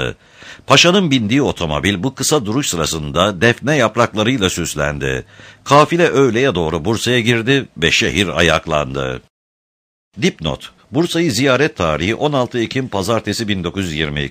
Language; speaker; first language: Turkish; native; Turkish